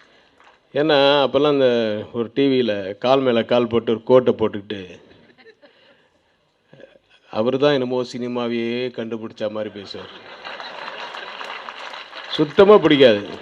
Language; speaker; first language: Tamil; native; Tamil